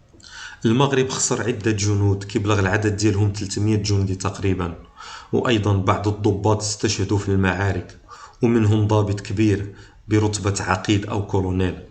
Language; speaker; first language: Arabic; native; Arabic